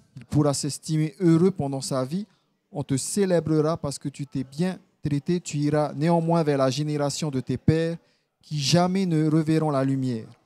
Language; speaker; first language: French; native; French